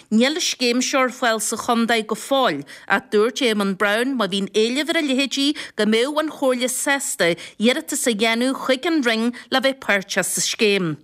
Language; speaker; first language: Irish; native; Irish